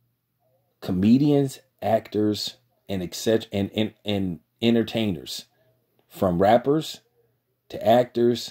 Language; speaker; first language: English; native; English